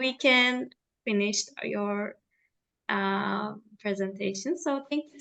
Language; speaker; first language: English; non-native, fluent; Turkish